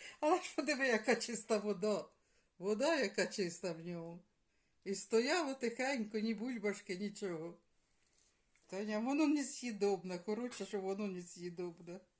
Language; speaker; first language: Ukrainian; native; Ukrainian